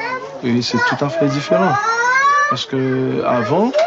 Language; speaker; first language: French; non-native, local second language; Haitian Creole